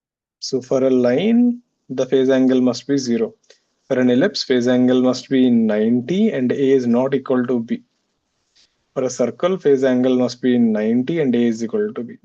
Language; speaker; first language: English; non-native, local second language; Hindi